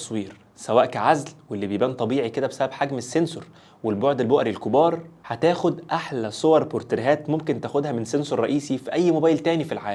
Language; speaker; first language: Arabic; native; Arabic